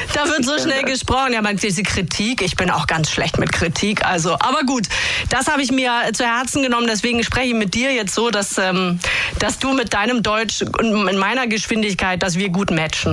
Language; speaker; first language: German; native; German